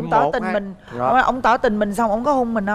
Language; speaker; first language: Vietnamese; native; Vietnamese